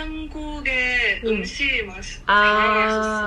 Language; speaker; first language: Korean; non-native, learner; Japanese